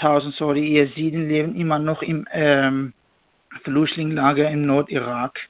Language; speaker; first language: German; non-native, learner; Kurdish